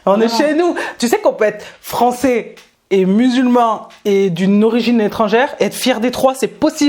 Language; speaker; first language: French; native; French